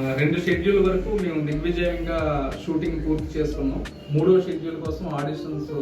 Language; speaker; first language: Telugu; native; Telugu